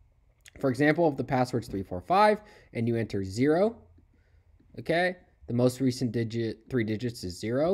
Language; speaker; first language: English; native; English